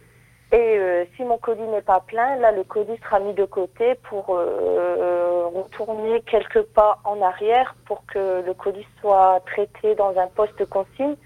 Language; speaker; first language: French; native; French